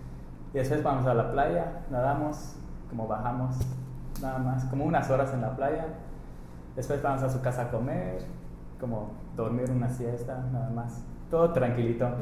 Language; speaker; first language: Spanish; non-native, fluent; English